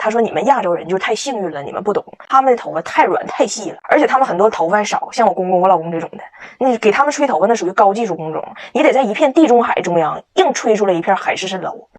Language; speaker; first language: Chinese; native; Chinese